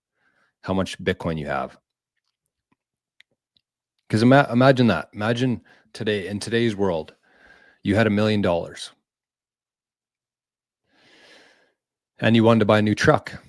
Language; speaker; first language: English; native; English